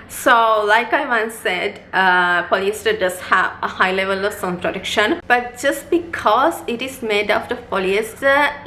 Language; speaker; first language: English; non-native, local second language; Sinhala